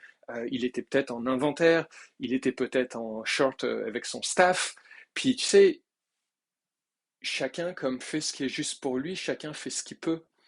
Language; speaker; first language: French; native; French